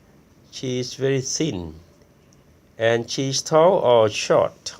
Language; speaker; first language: English; non-native, learner; Thai